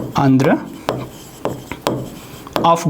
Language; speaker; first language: German; non-native, fluent; Hindi